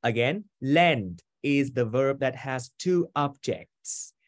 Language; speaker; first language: English; non-native, fluent; Vietnamese